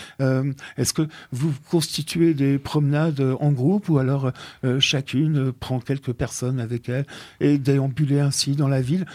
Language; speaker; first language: French; native; French